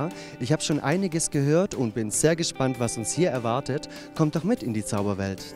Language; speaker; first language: German; native; German